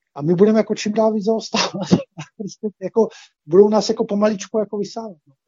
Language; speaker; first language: Czech; native; Czech